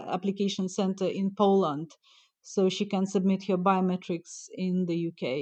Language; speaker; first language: English; non-native, fluent; Ukrainian